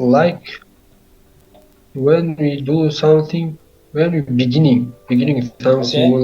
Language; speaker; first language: English; non-native, learner; Tajik